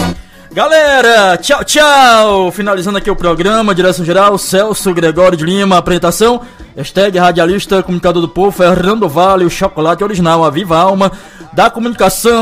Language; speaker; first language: Portuguese; native; Portuguese